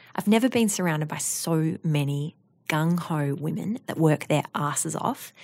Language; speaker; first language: English; native; English